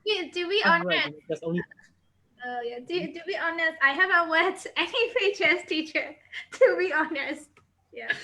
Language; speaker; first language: English; non-native, learner; Burmese